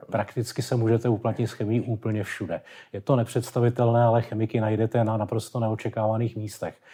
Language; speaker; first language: Czech; native; Czech